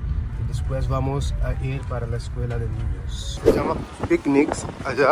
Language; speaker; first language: Spanish; non-native, learner; Hindi